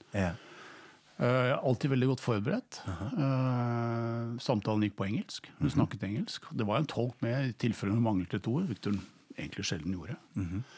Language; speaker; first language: Norwegian; native; Norwegian